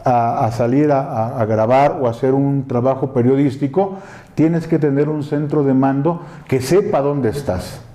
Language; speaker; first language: Spanish; native; Spanish